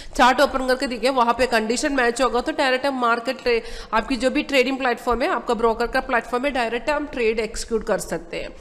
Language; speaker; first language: Hindi; non-native, local second language; Malayalam